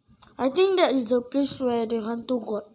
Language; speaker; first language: English; non-native, local second language; Malay